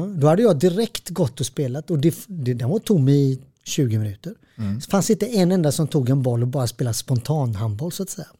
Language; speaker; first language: Swedish; early bilingual, other home language; Serbian